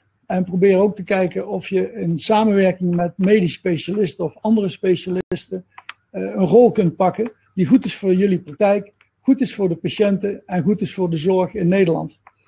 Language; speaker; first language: Dutch; native; Dutch